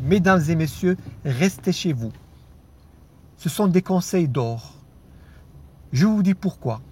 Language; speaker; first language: French; non-native, fluent; Arabic